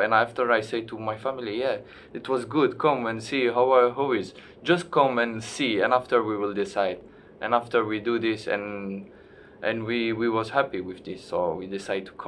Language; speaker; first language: English; non-native, learner; French